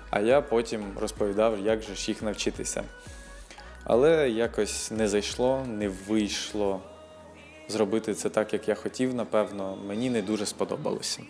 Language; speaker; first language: Ukrainian; non-native, local second language; Russian